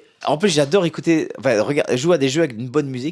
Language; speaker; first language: French; native; French